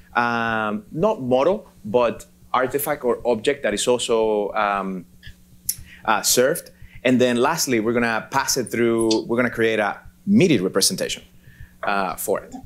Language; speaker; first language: English; non-native, fluent; Spanish